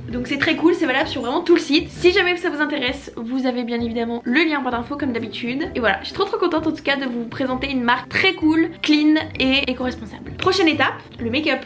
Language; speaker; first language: French; native; French